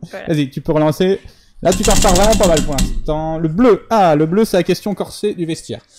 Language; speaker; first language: French; native; French